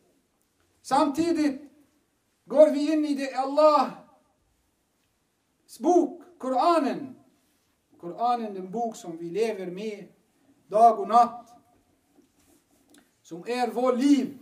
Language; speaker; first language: Swedish; non-native, fluent; Arabic